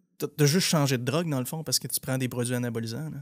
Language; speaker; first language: French; native; French